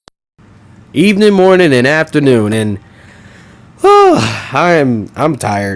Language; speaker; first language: English; native; English